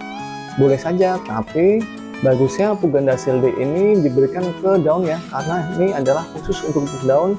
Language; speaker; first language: Indonesian; native; Indonesian